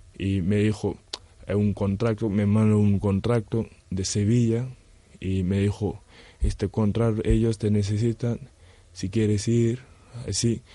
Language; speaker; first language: Spanish; non-native, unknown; Wolof